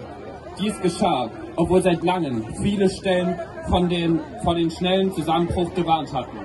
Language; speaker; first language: German; native; German